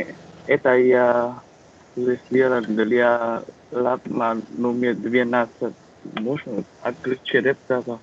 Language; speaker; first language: Russian; non-native, learner; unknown